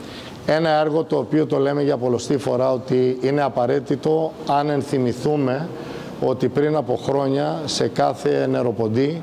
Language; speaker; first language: Greek; native; Greek